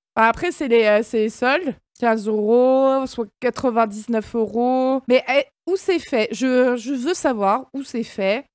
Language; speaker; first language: French; native; French